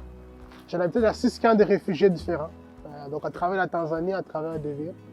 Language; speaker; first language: French; non-native, fluent; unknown